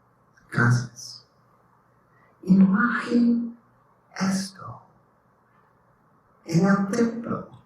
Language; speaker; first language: Spanish; non-native, learner; English